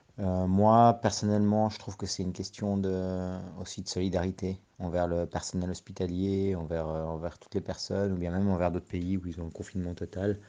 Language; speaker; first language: French; native; French